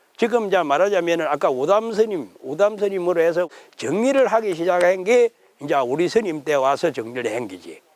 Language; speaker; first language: Korean; native; Korean